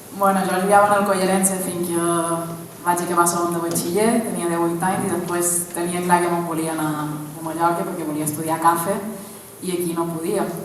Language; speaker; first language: Catalan; native; Catalan